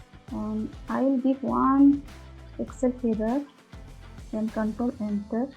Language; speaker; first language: English; non-native, local second language; Hindi